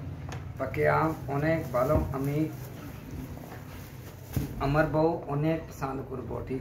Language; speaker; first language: Bangla; non-native, learner; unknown